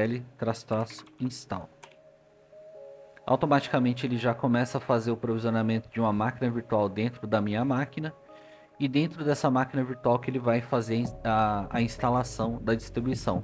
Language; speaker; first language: Portuguese; native; Portuguese